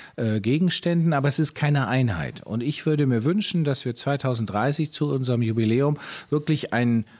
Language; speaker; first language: German; native; German